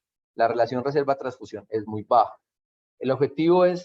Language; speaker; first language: Spanish; native; Spanish